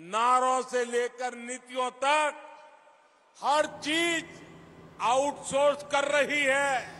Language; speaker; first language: Hindi; non-native, local second language; Gujarati